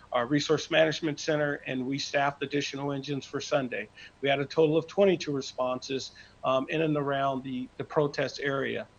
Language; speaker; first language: English; native; English